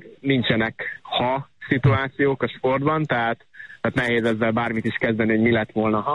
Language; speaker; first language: Hungarian; native; Hungarian